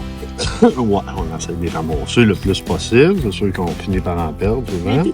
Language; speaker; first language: French; native; French